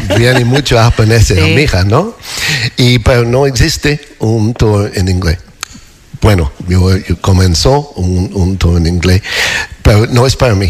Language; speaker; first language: Spanish; non-native, fluent; English